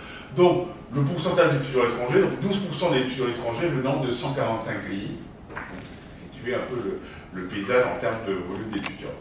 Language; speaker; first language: French; native; French